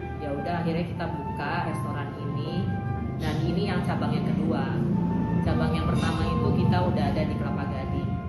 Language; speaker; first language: Indonesian; native; Indonesian